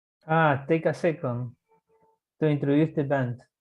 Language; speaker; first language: English; non-native, learner; Spanish